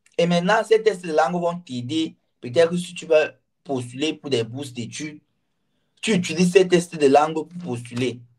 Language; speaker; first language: French; non-native, local second language; Ghomala